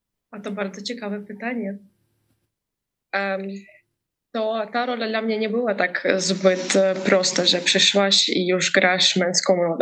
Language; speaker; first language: Polish; non-native, fluent; Russian